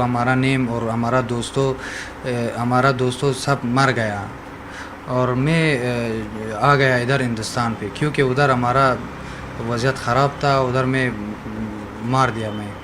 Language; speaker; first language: Hindi; non-native, learner; Persian